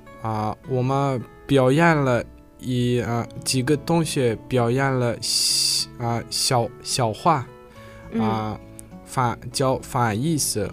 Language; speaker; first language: Chinese; non-native, learner; Uzbek